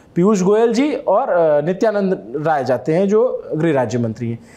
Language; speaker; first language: Hindi; native; Hindi